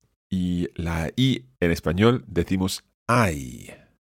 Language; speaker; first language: Spanish; native; Spanish